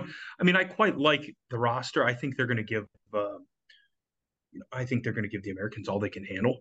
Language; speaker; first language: English; native; English